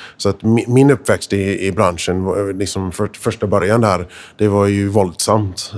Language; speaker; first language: Swedish; non-native, fluent; English